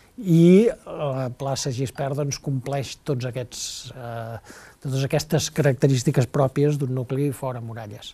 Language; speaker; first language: Catalan; native; Catalan